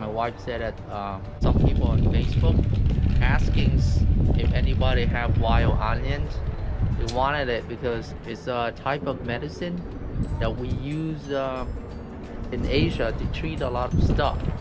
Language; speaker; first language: English; non-native, fluent; Vietnamese